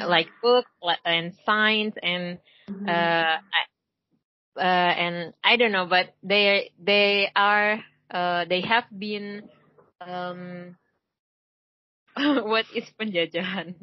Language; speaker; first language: English; non-native, learner; Indonesian